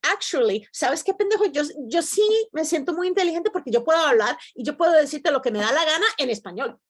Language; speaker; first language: Spanish; early bilingual, heritage; Spanish